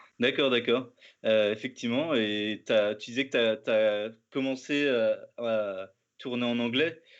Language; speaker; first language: French; native; French